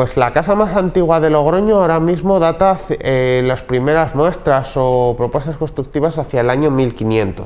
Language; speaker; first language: Spanish; native; Spanish